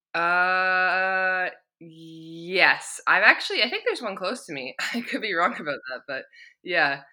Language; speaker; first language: English; native; English